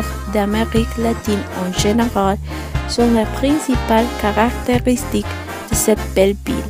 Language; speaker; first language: French; non-native, learner; Spanish